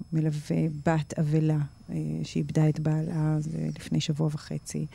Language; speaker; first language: Hebrew; native; Hebrew